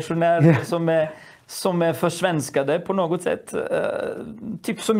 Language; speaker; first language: Swedish; non-native, fluent; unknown